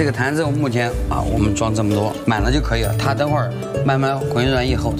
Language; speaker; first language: Chinese; native; Chinese